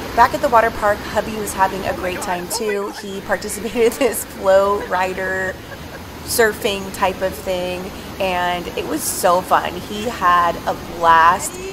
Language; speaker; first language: English; native; English